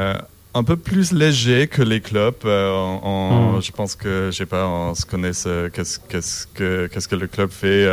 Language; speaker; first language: French; non-native, learner; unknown